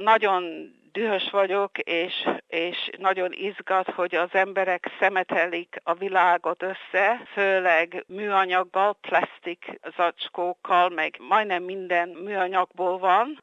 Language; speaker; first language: Hungarian; early bilingual, heritage; Hungarian